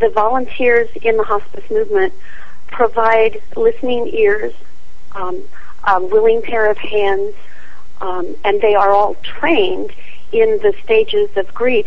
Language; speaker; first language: English; native; English